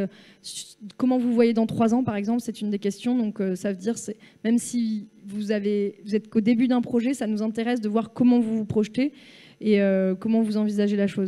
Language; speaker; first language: French; native; French